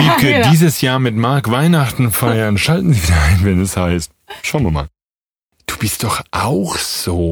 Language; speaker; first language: German; native; German